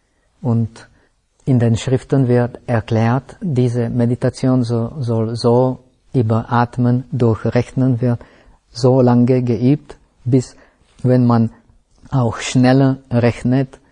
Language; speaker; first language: German; non-native, fluent; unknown